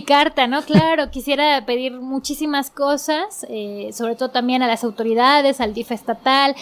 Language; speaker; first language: Spanish; native; Spanish